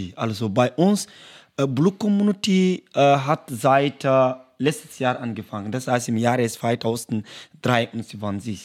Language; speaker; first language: German; non-native, learner; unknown